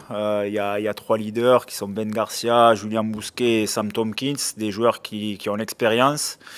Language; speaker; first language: French; native; French